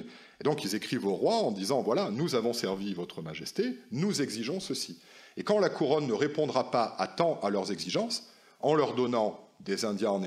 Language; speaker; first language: French; native; French